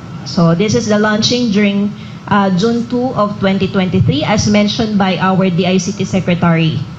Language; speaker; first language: English; non-native, local second language; Filipino